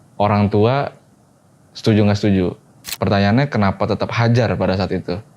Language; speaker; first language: Indonesian; native; Indonesian